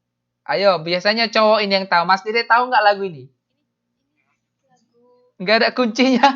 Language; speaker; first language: Indonesian; native; Indonesian